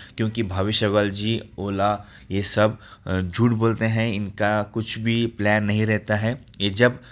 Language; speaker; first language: Hindi; native; Hindi